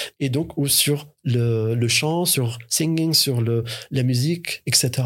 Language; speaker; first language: French; non-native, fluent; Arabic